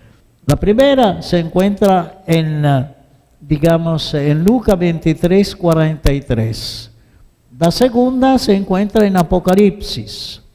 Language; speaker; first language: Spanish; non-native, fluent; Italian